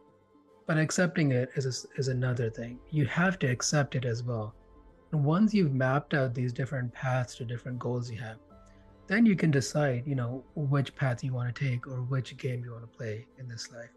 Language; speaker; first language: English; non-native, local second language; Hindi